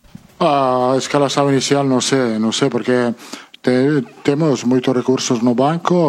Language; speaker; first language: Portuguese; non-native, fluent; Italian